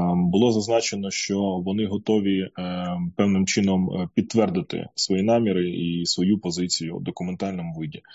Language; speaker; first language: Ukrainian; native; Ukrainian